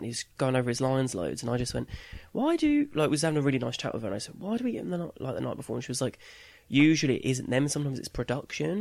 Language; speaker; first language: English; native; English